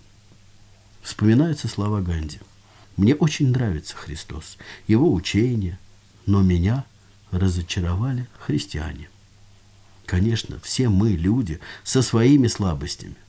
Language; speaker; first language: Russian; native; Russian